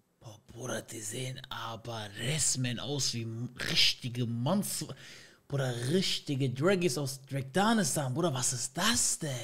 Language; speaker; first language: German; early bilingual, other home language; Turkish